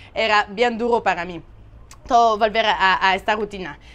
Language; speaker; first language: Spanish; non-native, fluent; French